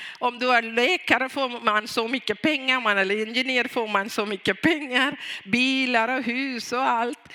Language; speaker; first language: Swedish; non-native, fluent; Tamil